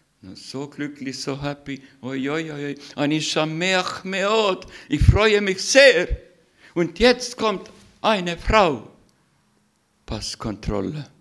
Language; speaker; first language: German; non-native, learner; Russian